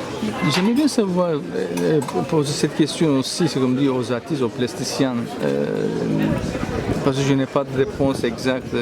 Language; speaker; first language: French; non-native, fluent; Turkish